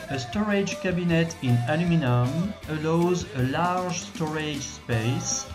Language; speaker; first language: English; non-native, fluent; French